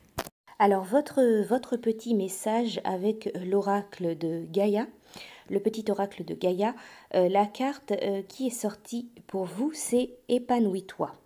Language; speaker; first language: French; native; French